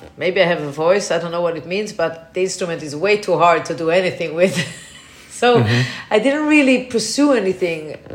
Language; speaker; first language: English; non-native, fluent; Hebrew